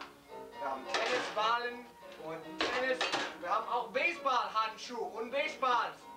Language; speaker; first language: German; non-native, learner; English